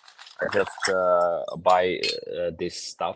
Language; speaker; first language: English; non-native, fluent; Ukrainian